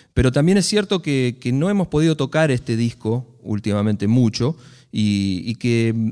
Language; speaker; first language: Spanish; native; Spanish